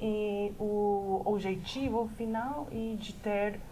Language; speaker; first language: Portuguese; non-native, fluent; English